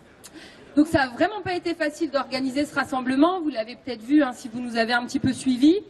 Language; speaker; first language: French; native; French